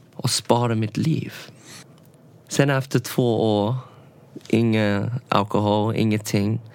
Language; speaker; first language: Swedish; non-native, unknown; English